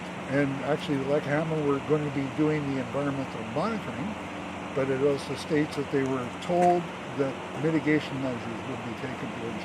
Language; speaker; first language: English; native; English